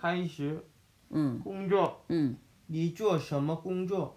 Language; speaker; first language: Chinese; non-native, learner; Korean